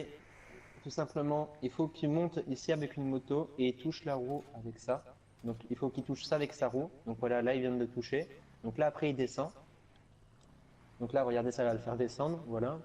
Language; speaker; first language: French; native; French